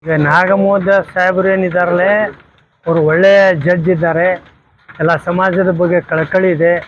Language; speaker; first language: Kannada; non-native, local second language; Lambadi